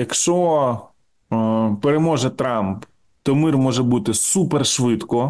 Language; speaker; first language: Ukrainian; native; Ukrainian